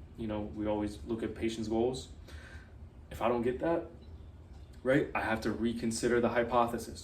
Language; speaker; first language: English; native; English